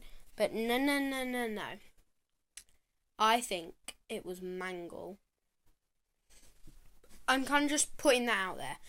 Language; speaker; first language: English; native; English